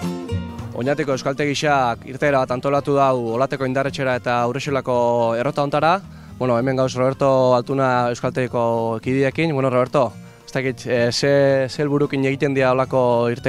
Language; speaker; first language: Basque; native; Basque